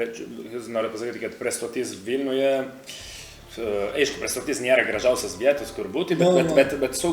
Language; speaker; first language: Lithuanian; non-native, learner; Italian